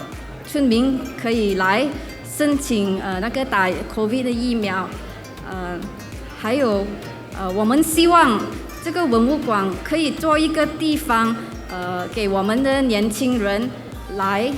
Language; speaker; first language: Chinese; non-native, local second language; English